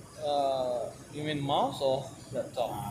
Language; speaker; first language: English; non-native, learner; Malay